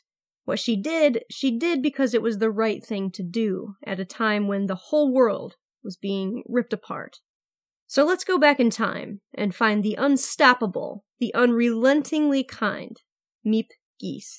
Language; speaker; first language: English; native; English